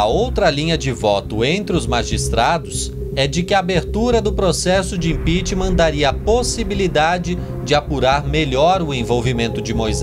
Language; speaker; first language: Portuguese; native; Portuguese